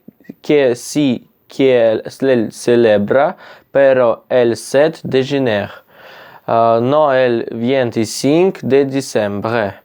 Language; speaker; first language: Catalan; non-native, learner; Russian